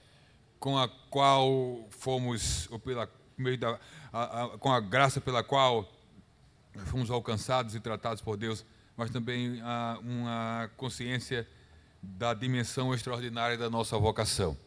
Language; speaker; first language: Portuguese; native; Portuguese